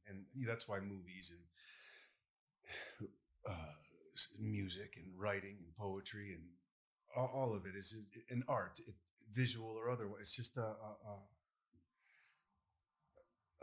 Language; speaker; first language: English; native; English